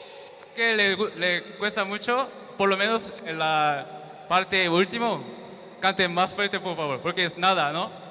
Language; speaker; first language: Spanish; non-native, learner; Korean